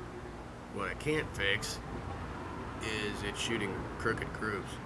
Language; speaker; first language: English; native; English